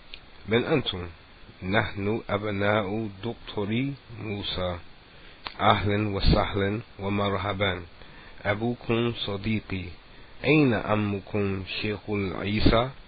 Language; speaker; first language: Arabic; non-native, fluent; English